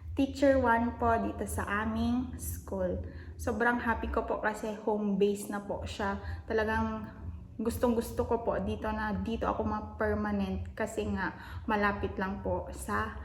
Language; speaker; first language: Filipino; non-native, local second language; Iloko